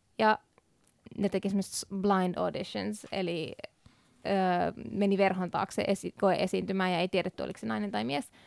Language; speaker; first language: Finnish; early bilingual, other home language; Persian